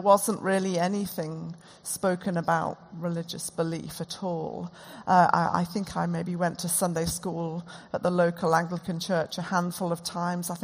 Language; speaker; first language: English; native; English